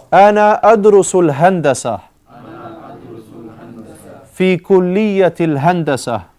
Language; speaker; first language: Arabic; non-native, fluent; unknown